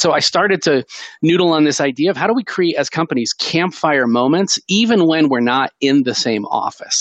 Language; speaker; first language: English; native; English